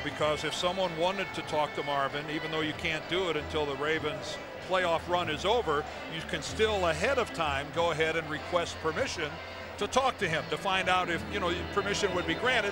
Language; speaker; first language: English; native; English